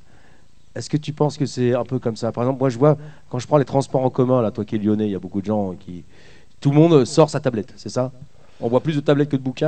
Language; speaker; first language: French; native; French